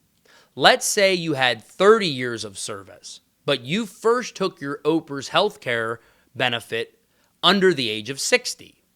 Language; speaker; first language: English; native; English